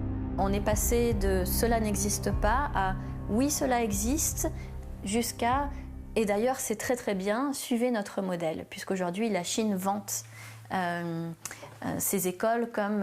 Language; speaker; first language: French; native; French